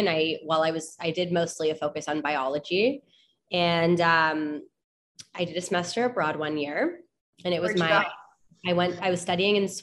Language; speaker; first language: English; native; English